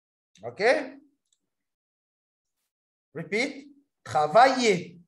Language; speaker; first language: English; non-native, fluent; Arabic